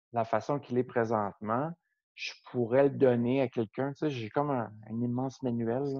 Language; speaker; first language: French; native; French